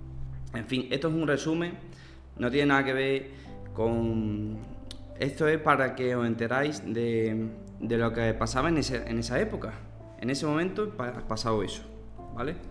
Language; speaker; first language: Spanish; native; Spanish